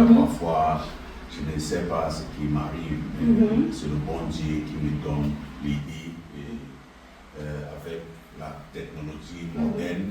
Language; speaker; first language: French; non-native, local second language; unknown